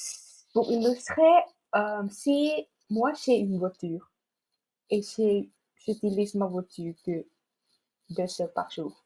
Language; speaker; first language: French; non-native, fluent; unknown